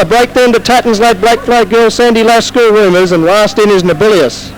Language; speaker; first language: English; native; English